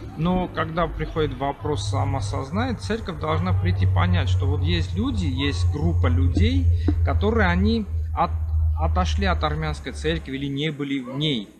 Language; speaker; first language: Russian; non-native, local second language; Armenian